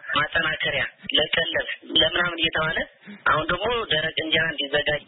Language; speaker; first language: Amharic; native; Amharic